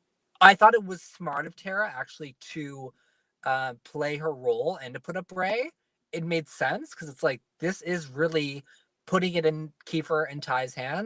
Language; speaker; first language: English; native; English